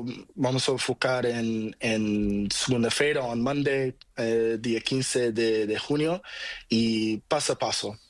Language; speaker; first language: Spanish; non-native, learner; Portuguese